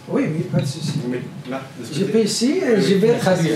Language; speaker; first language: French; non-native, learner; Arabic